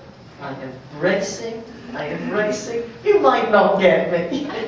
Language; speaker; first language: English; native; English